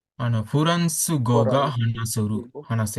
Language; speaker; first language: Japanese; non-native, learner; Sinhala